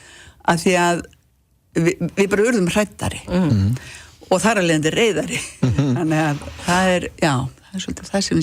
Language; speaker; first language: Icelandic; native; Icelandic